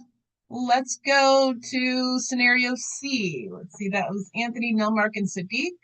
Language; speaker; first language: English; native; English